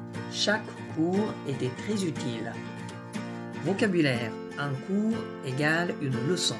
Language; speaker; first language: French; non-native, fluent; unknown